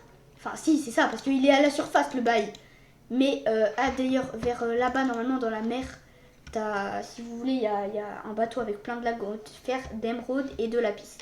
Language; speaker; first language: French; native; French